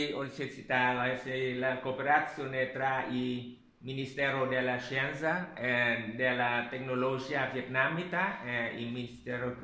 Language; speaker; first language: Italian; non-native, learner; Vietnamese